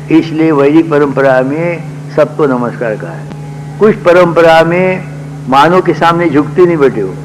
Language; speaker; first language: Hindi; non-native, local second language; Marathi